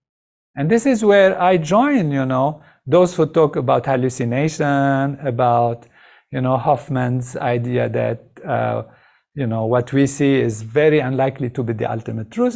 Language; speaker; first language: English; non-native, fluent; Arabic